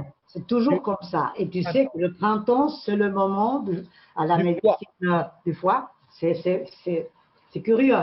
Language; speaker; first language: French; non-native, learner; Spanish